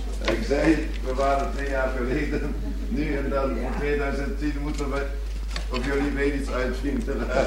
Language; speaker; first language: Dutch; non-native, fluent; Hungarian